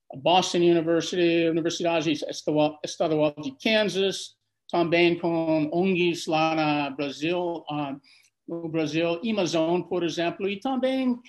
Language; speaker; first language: Portuguese; non-native, fluent; English